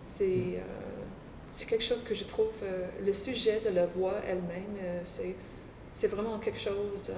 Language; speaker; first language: French; non-native, local second language; English